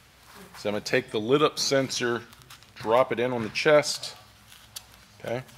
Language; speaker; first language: English; native; English